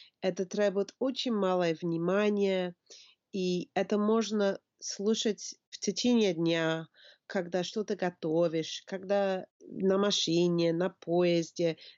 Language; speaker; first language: Russian; non-native, fluent; English